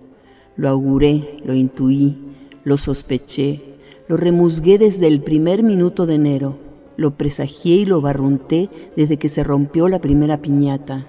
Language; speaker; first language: Spanish; native; Spanish